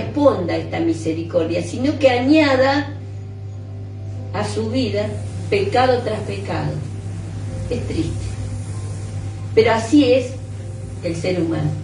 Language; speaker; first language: Spanish; native; Spanish